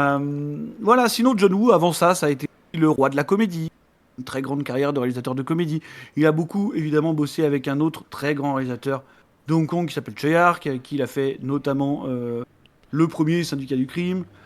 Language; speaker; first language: French; native; French